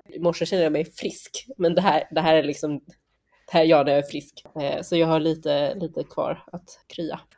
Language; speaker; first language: Swedish; early bilingual, other home language; Chinese